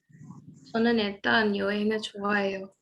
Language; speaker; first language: Korean; non-native, learner; Indonesian